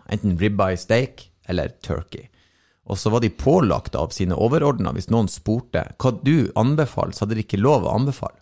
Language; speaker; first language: Norwegian; native; Norwegian